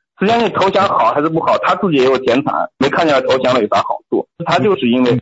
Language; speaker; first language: Chinese; early bilingual, heritage; Chinese